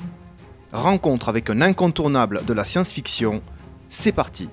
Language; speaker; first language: French; native; French